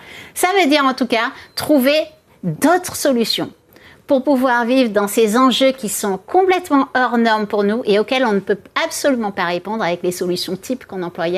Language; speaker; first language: French; native; French